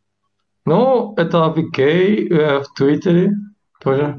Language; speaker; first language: Russian; non-native, fluent; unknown